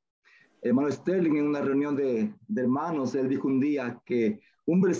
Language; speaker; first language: Spanish; native; Spanish